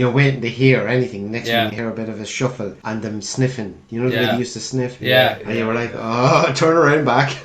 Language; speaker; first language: English; native; English